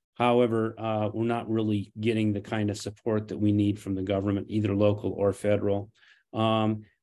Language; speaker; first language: English; non-native, fluent; Portuguese